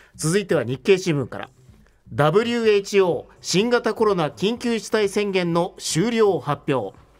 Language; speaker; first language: Japanese; native; Japanese